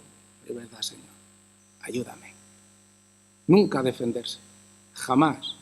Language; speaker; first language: Spanish; native; Spanish